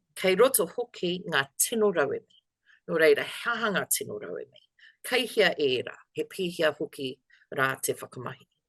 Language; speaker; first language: Māori; non-native, local second language; English